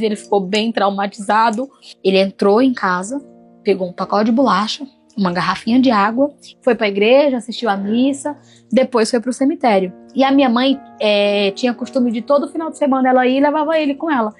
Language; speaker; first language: Portuguese; native; Portuguese